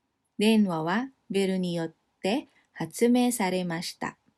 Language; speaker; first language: Japanese; non-native, fluent; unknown